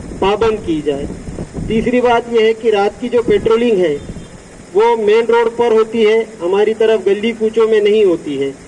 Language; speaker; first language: Hindi; non-native, local second language; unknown